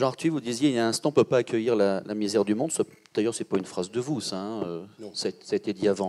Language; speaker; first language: French; native; French